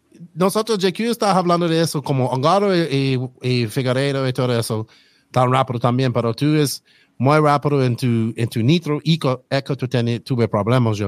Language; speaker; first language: Spanish; non-native, learner; English